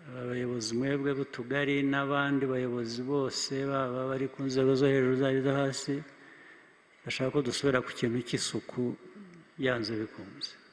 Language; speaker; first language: Kinyarwanda; early bilingual, heritage; Kinyarwanda